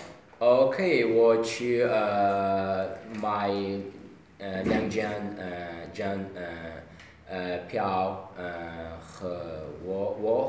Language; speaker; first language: Chinese; non-native, learner; Uzbek